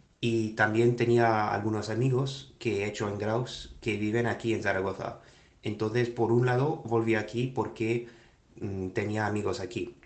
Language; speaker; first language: Spanish; non-native, fluent; English